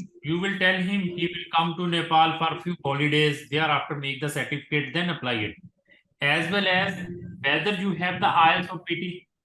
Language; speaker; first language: English; non-native, local second language; Hindi